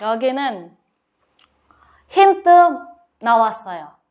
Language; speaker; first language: Korean; non-native, fluent; Filipino